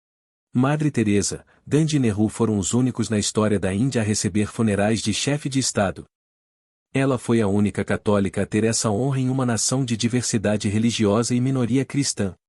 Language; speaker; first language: Portuguese; native; Portuguese